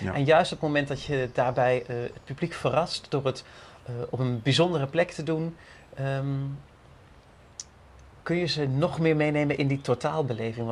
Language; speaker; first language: Dutch; native; Dutch